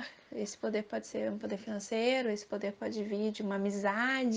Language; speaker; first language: Portuguese; native; Portuguese